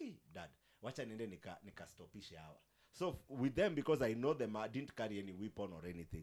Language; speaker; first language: English; non-native, local second language; Swahili